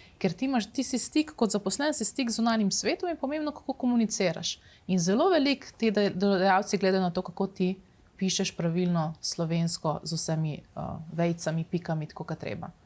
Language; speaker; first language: Slovenian; native; Slovenian